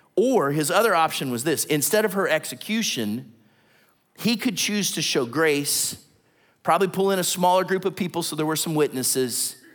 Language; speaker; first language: English; native; English